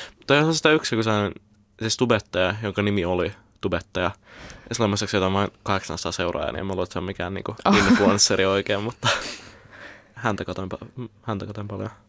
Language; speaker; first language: Finnish; early bilingual, heritage; Finnish